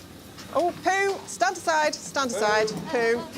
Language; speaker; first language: English; native; English